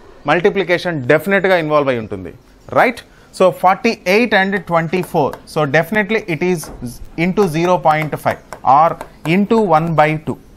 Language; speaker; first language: English; non-native, local second language; Telugu